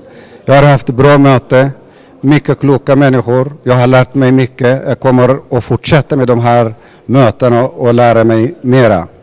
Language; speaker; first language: Swedish; non-native, fluent; Somali